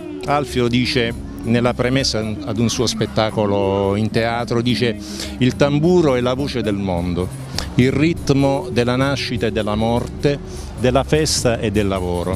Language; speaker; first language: Italian; native; Italian